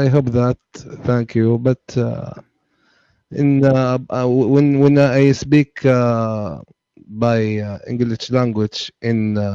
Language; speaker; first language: English; non-native, learner; Arabic